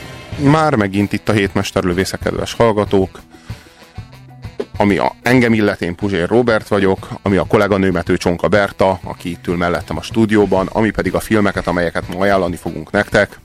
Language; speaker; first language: Hungarian; native; Hungarian